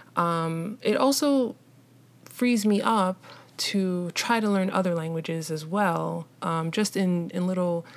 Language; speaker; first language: English; native; English